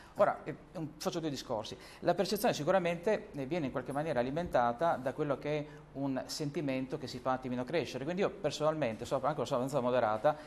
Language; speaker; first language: Italian; native; Italian